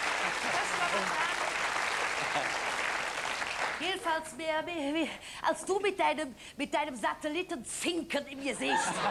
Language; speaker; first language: German; native; German